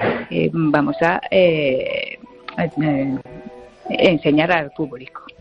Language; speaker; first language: Spanish; non-native, fluent; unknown